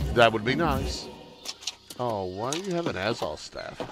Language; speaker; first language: English; native; English